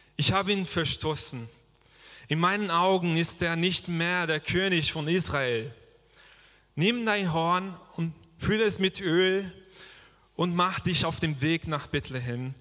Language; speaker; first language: German; non-native, fluent; Portuguese